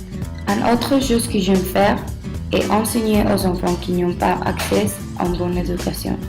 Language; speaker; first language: French; non-native, learner; Spanish